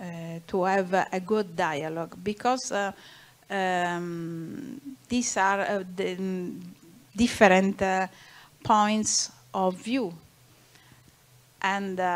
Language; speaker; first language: English; non-native, learner; Italian